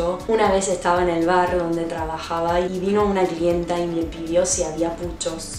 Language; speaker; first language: Spanish; non-native, fluent; English